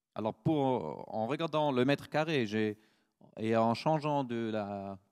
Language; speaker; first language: French; non-native, fluent; German